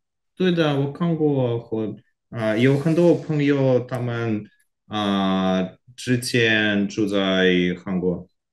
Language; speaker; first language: Chinese; non-native, learner; Korean